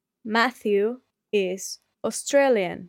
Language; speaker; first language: English; non-native, learner; Spanish